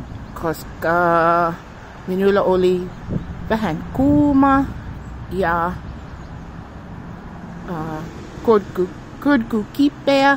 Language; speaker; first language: Finnish; non-native, learner; English